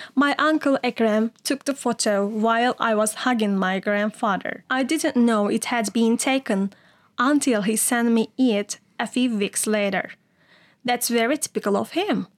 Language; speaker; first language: English; non-native, fluent; Turkish